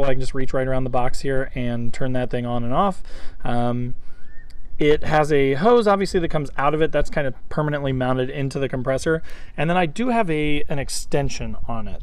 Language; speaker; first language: English; native; English